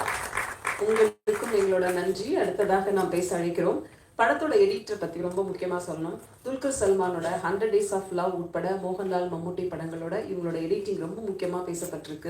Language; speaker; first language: Tamil; native; Tamil